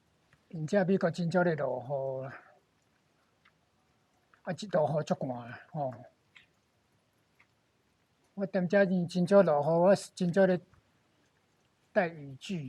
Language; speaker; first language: Chinese; native; Chinese